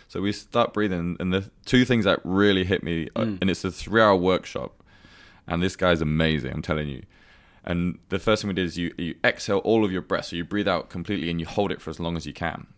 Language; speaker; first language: English; native; English